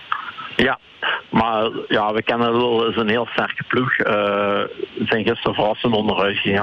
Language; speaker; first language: Dutch; native; Dutch